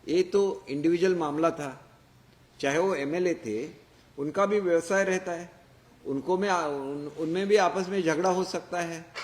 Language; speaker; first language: Hindi; non-native, local second language; Marathi